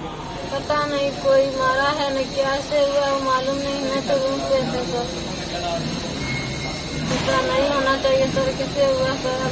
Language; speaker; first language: Hindi; non-native, local second language; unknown